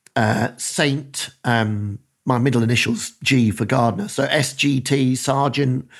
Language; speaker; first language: English; native; English